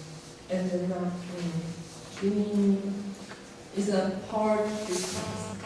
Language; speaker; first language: English; non-native, learner; Chinese